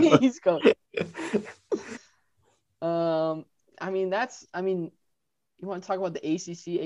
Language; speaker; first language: English; native; English